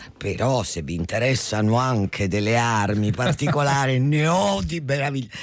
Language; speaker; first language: Italian; native; Italian